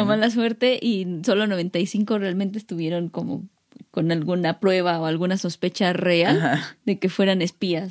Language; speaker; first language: Spanish; native; Spanish